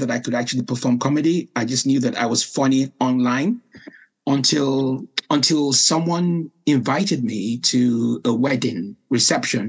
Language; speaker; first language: English; non-native, local second language; Yoruba